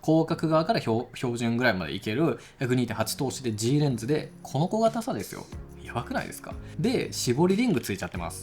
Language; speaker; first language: Japanese; native; Japanese